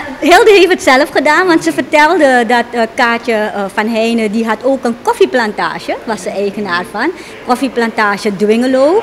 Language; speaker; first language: Dutch; native; Dutch